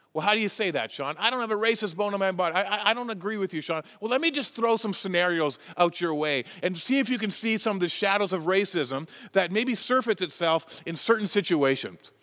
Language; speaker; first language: English; native; English